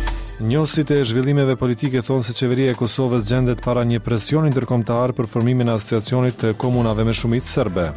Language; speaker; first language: Albanian; native; Albanian